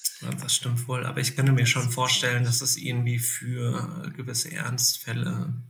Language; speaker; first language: German; native; German